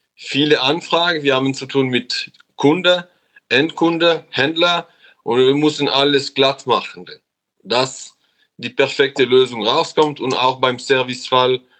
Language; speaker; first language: German; non-native, local second language; French